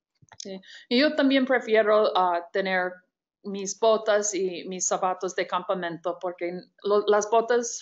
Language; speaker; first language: Spanish; non-native, fluent; English